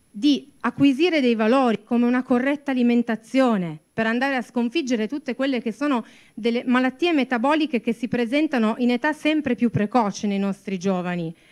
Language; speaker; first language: Italian; native; Italian